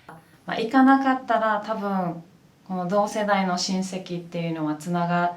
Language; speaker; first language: Japanese; native; Japanese